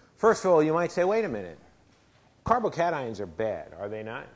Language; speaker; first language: English; native; English